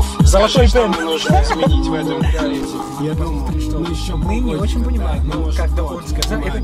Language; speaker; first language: Russian; non-native, learner; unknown